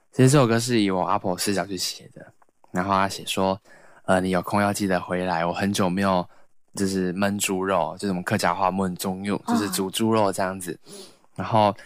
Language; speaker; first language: Chinese; native; Chinese